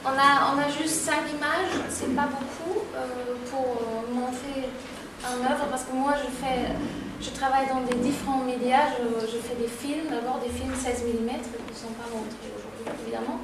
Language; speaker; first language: French; non-native, fluent; German